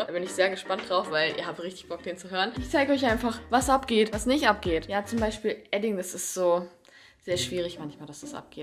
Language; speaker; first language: German; native; German